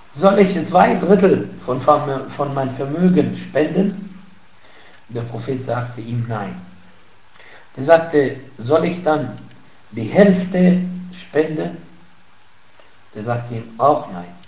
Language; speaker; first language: German; non-native, fluent; Arabic